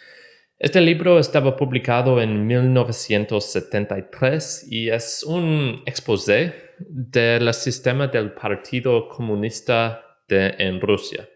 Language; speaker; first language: Spanish; non-native, learner; English